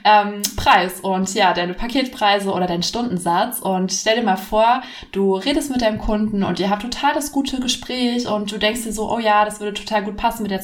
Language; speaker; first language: German; native; German